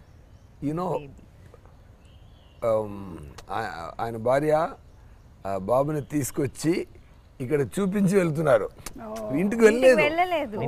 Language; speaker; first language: Telugu; non-native, learner; Tamil